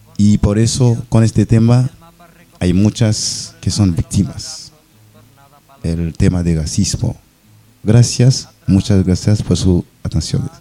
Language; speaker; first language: Spanish; non-native, learner; Haitian Creole